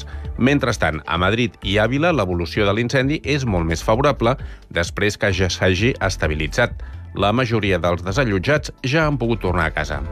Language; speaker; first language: Catalan; native; Catalan